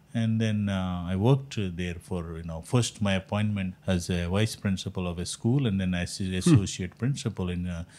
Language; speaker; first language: English; non-native, local second language; Konkani